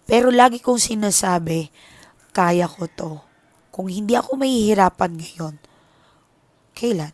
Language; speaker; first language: Filipino; non-native, local second language; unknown